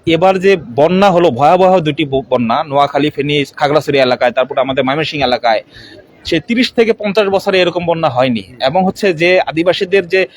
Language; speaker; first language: Bangla; non-native, local second language; Chakma